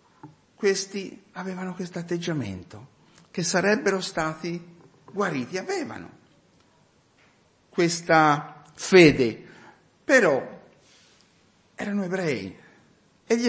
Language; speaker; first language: Italian; native; Italian